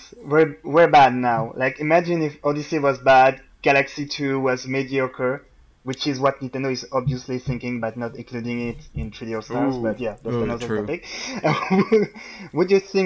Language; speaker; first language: English; non-native, fluent; French